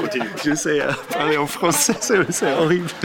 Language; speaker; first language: French; non-native, learner; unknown